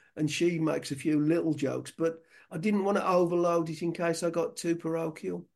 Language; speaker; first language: English; native; English